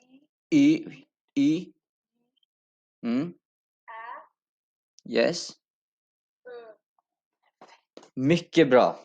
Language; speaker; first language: Swedish; non-native, fluent; Urdu